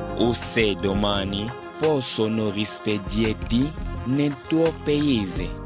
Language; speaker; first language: Italian; non-native, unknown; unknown